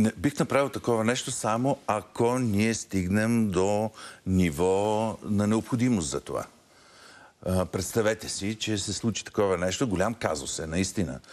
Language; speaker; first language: Bulgarian; native; Bulgarian